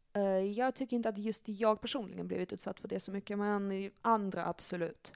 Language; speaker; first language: Swedish; early bilingual, other home language; Russian